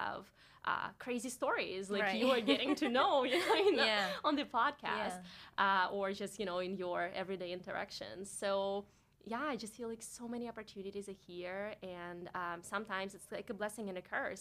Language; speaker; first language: English; non-native, fluent; Russian